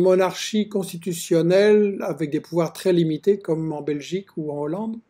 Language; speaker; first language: French; native; French